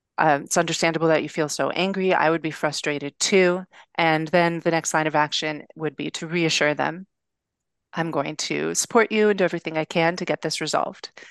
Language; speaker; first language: English; native; English